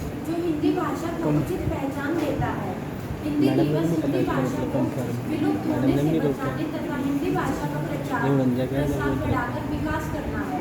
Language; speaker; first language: Hindi; native; Hindi